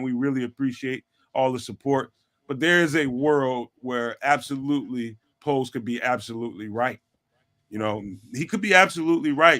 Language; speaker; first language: English; native; English